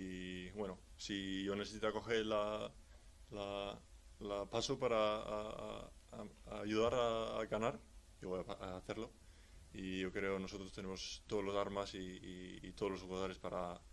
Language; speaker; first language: Spanish; non-native, learner; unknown